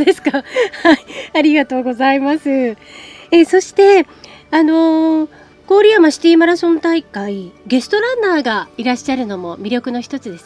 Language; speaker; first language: Japanese; native; Japanese